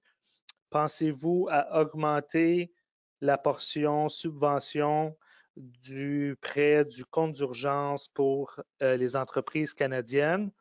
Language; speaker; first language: French; native; French